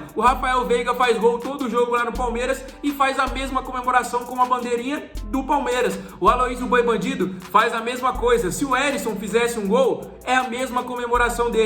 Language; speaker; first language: Portuguese; native; Portuguese